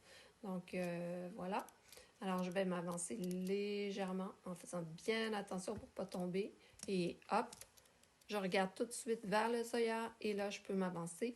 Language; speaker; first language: French; native; French